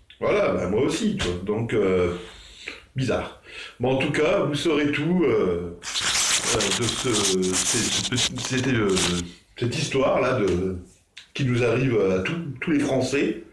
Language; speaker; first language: French; native; French